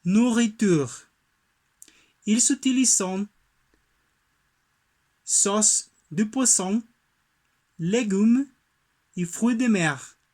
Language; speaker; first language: French; non-native, learner; Spanish